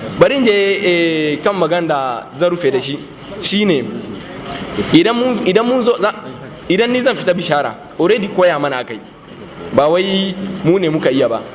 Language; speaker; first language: Hausa; non-native, local second language; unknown